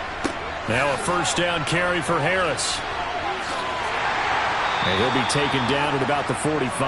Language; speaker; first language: English; native; English